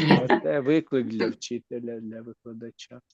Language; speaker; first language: Ukrainian; native; Ukrainian